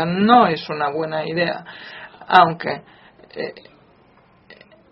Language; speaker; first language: Spanish; non-native, fluent; Polish